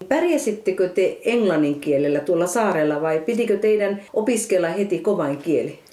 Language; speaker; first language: Finnish; native; Finnish